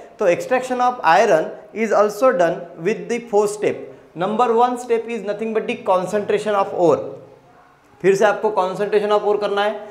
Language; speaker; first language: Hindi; non-native, local second language; Marathi